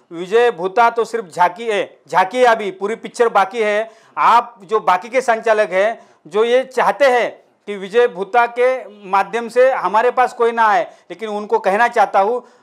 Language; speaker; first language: Hindi; non-native, local second language; Marathi